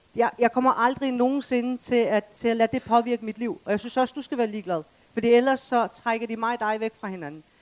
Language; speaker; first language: Danish; early bilingual, other home language; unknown